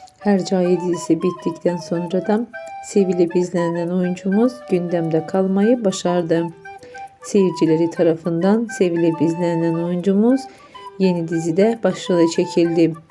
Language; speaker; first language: Turkish; native; Turkish